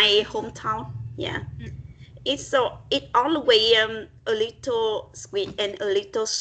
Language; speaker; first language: English; non-native, learner; Vietnamese